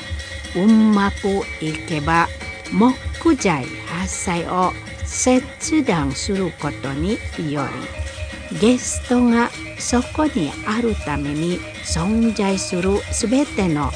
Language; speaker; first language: Japanese; non-native, learner; Indonesian